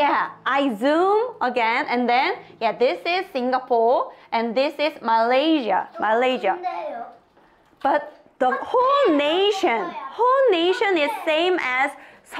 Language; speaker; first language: English; non-native, fluent; Korean